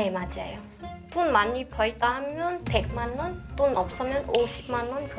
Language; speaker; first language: Korean; non-native, learner; Vietnamese